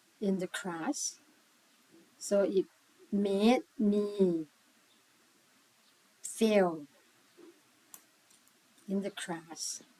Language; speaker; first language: English; non-native, learner; Thai